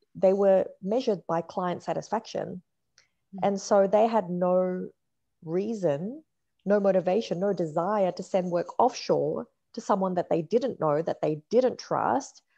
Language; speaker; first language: English; native; English